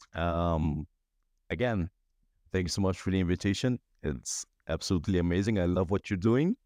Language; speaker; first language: English; non-native, fluent; Spanish